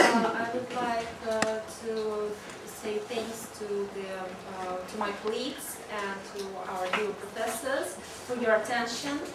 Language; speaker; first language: English; non-native, fluent; Russian